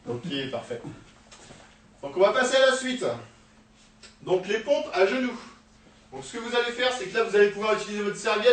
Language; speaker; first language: French; native; French